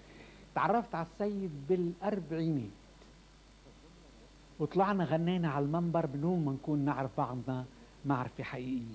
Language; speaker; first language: Arabic; native; Arabic